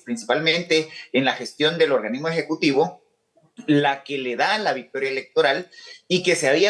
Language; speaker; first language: Spanish; native; Spanish